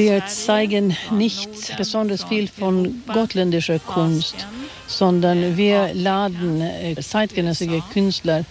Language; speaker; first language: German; non-native, fluent; Swedish